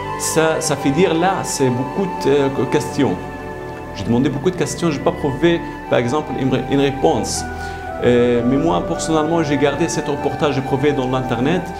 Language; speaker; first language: French; non-native, learner; Arabic